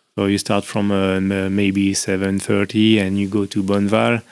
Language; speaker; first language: English; non-native, learner; French